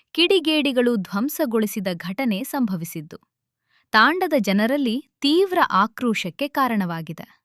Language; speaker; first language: Kannada; native; Kannada